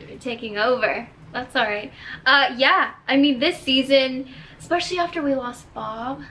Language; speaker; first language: English; native; English